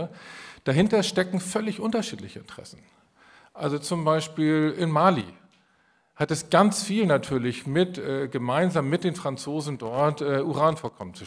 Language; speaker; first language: German; native; German